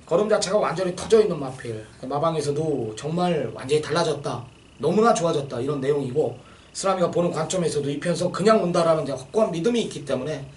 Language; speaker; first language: Korean; native; Korean